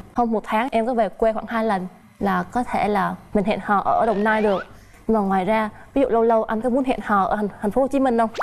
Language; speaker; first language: Vietnamese; non-native, local second language; Chinese